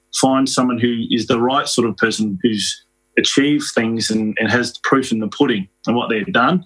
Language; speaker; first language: English; native; English